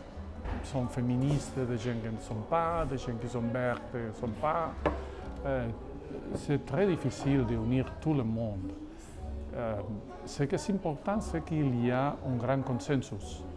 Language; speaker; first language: French; non-native, fluent; Catalan